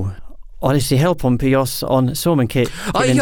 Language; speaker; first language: Finnish; non-native, learner; English